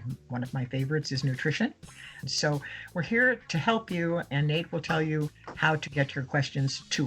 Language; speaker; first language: English; native; English